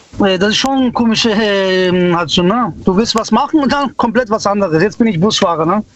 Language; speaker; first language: German; early bilingual, other home language; Italian